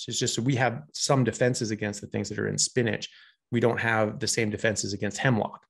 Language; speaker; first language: English; native; English